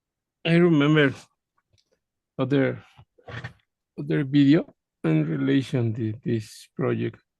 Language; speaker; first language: English; non-native, learner; Spanish